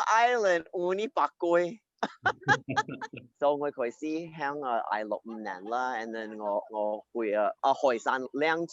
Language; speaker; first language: Cantonese; early bilingual, heritage; Cantonese